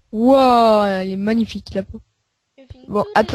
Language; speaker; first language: French; native; French